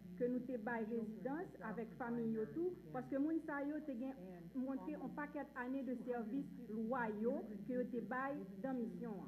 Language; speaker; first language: Haitian Creole; non-native, learner; English